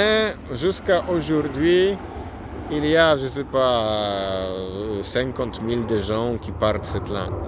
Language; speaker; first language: French; non-native, learner; Polish